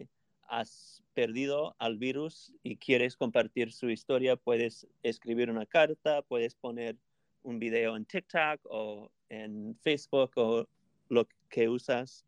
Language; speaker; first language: Spanish; non-native, fluent; English